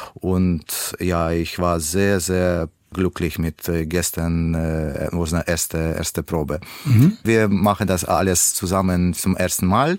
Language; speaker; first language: German; non-native, fluent; Russian